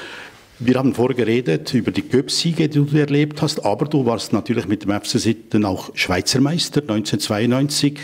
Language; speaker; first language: German; native; German